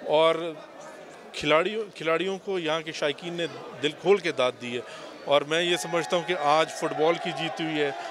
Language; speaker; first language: Urdu; non-native, local second language; Baluchi